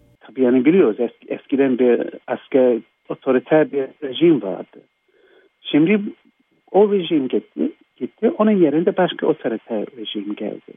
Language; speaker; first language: Turkish; non-native, fluent; English